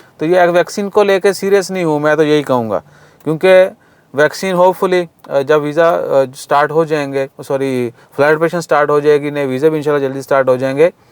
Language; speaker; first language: Urdu; non-native, local second language; Punjabi